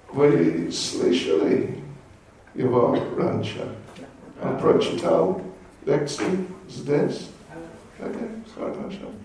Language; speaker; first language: Russian; non-native, learner; English